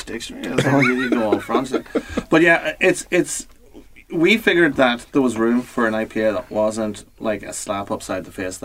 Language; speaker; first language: English; native; English